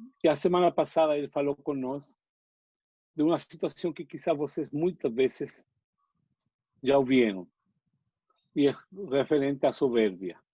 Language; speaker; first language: Portuguese; non-native, learner; Spanish